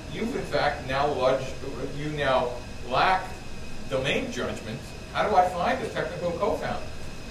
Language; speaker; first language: English; native; English